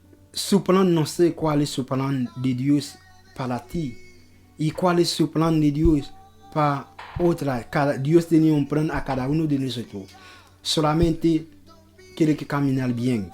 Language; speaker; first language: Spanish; non-native, local second language; Haitian Creole